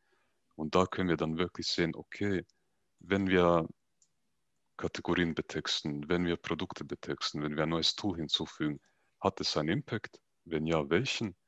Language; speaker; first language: German; native; German